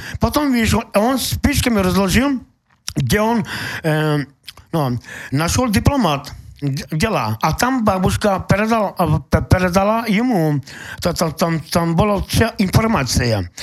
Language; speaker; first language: Russian; non-native, local second language; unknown